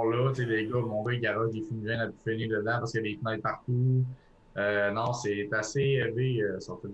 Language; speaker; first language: French; native; French